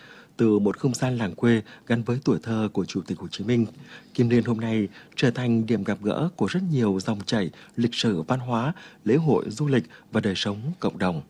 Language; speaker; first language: Vietnamese; native; Vietnamese